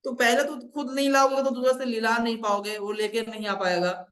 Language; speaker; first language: Hindi; non-native, local second language; Bangla